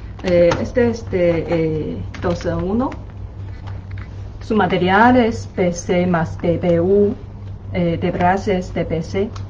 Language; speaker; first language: Spanish; non-native, learner; Chinese